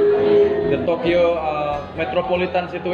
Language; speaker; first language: English; non-native, fluent; Indonesian